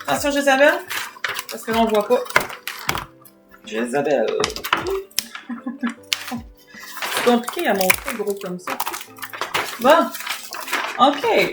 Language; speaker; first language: French; native; French